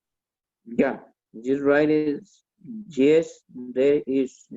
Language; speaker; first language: English; non-native, learner; Spanish